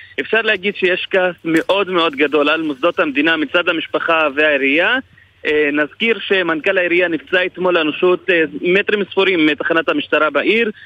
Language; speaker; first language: Hebrew; non-native, local second language; Arabic